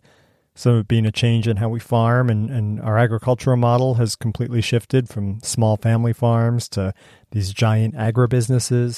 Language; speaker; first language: English; native; English